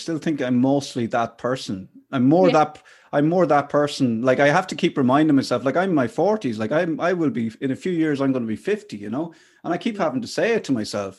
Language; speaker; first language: English; native; English